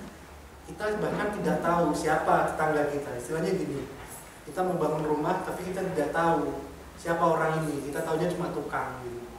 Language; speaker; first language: Indonesian; native; Indonesian